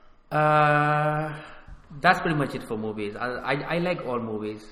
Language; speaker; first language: English; early bilingual, other home language; Tamil